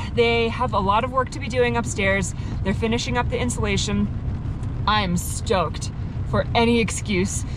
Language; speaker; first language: English; native; English